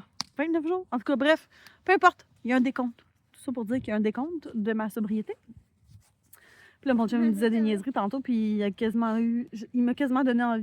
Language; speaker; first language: French; native; French